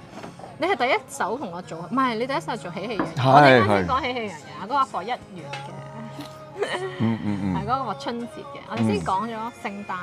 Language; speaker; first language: Cantonese; native; Cantonese